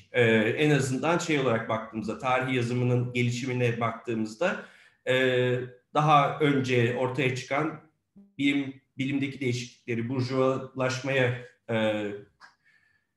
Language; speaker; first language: Turkish; native; Turkish